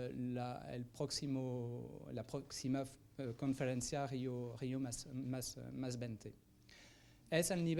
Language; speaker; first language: Spanish; non-native, fluent; French